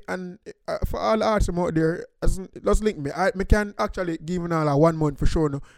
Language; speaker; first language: English; non-native, local second language; Jamaican Creole English